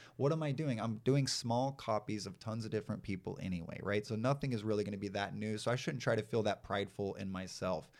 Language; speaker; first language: English; native; English